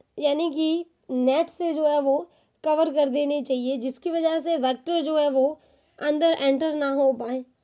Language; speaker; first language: Hindi; non-native, local second language; Gujarati